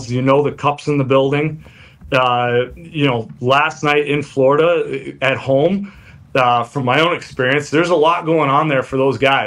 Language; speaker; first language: English; native; English